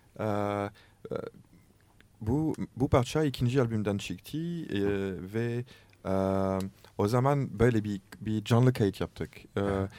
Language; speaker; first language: Turkish; non-native, learner; French